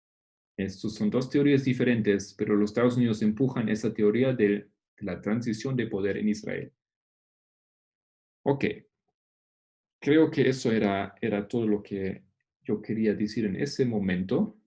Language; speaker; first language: Spanish; non-native, fluent; Portuguese